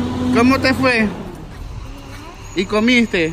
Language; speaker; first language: Spanish; native; Spanish